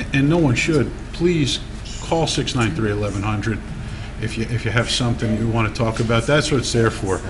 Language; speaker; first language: English; early bilingual, other home language; Italian